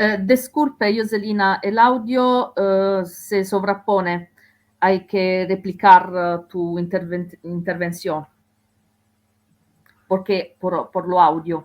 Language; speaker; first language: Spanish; non-native, learner; Italian